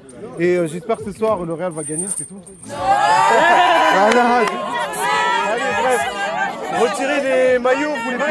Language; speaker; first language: French; native; French